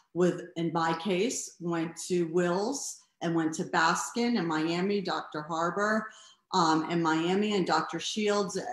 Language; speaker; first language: English; native; English